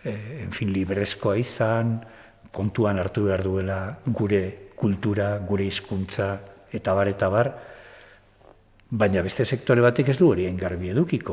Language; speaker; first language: Basque; non-native, local second language; Spanish